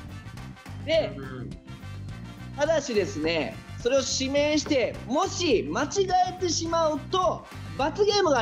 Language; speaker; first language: Japanese; native; Japanese